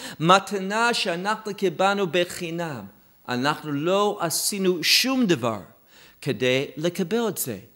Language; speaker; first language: Hebrew; non-native, fluent; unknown